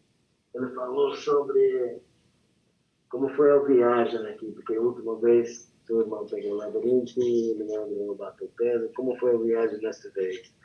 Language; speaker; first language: Portuguese; non-native, learner; English